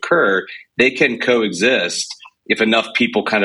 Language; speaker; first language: English; native; English